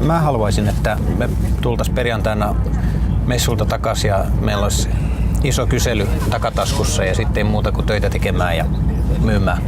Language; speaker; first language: Finnish; native; Finnish